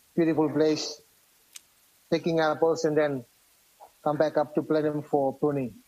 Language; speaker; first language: English; non-native, fluent; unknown